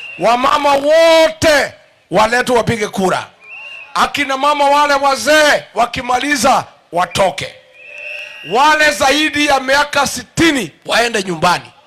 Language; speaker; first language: Swahili; non-native, local second language; Kikuyu